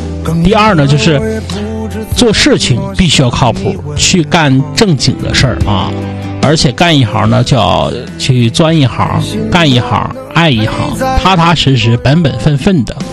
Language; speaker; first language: Chinese; native; Chinese